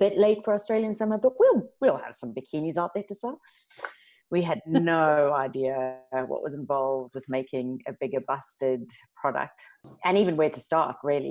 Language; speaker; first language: English; native; English